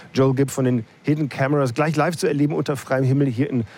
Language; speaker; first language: German; native; German